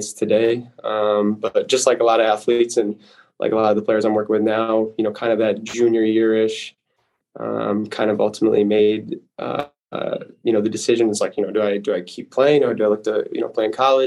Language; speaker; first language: English; native; English